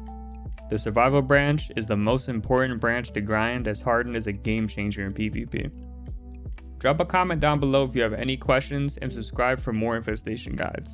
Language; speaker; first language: English; native; English